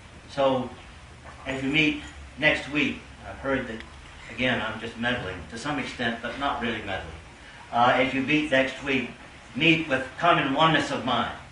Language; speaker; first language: English; native; English